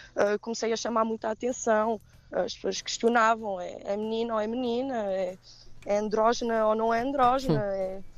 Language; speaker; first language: Portuguese; early bilingual, heritage; Portuguese